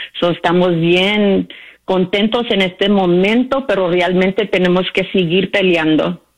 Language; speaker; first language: Spanish; early bilingual, heritage; Spanish